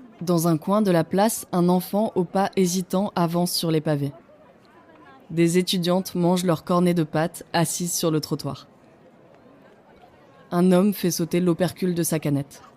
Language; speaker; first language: French; native; French